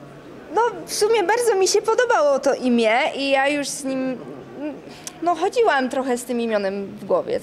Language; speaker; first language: Polish; early bilingual, heritage; Polish